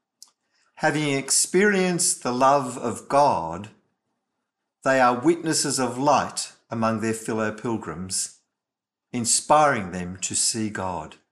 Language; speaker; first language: English; native; English